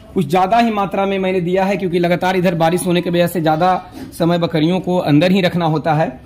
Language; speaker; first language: Hindi; native; Hindi